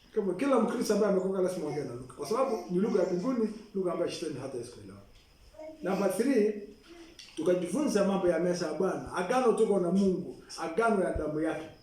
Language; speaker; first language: Swahili; non-native, local second language; Masai